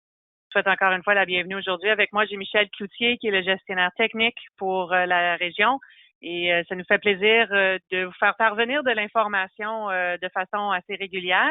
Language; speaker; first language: French; native; French